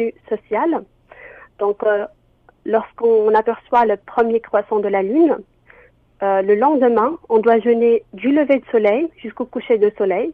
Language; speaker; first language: French; non-native, local second language; Arabic